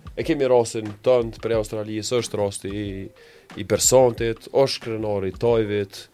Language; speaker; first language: Albanian; native; Albanian